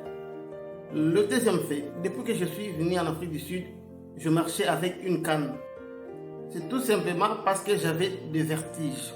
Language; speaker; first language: French; non-native, local second language; Lingala